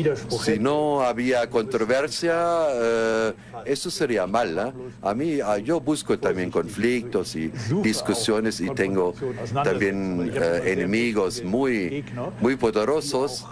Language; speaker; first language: Spanish; non-native, fluent; German